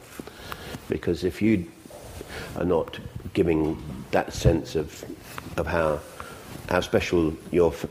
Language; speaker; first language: English; native; English